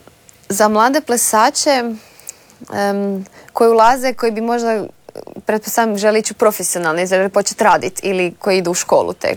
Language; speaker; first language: Serbian; native; Serbian